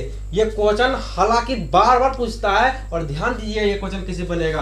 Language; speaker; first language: Hindi; native; Hindi